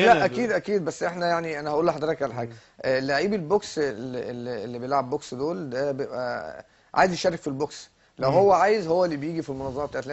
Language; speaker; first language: Arabic; native; Arabic